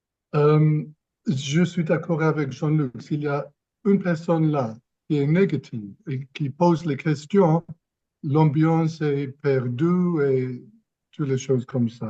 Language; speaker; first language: French; non-native, fluent; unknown